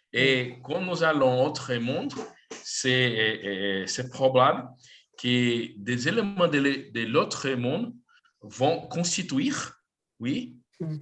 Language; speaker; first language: French; non-native, learner; Portuguese